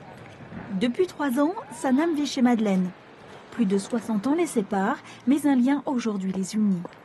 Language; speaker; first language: French; native; French